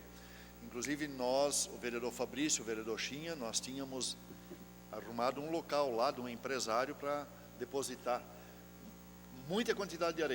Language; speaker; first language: Portuguese; native; Portuguese